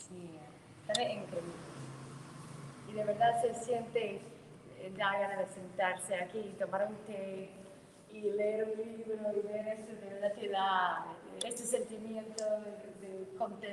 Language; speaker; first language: Spanish; non-native, fluent; English